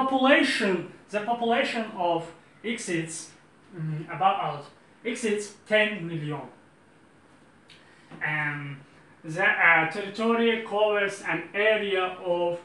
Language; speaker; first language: English; non-native, learner; Azerbaijani